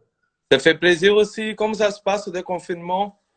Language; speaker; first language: French; non-native, fluent; Portuguese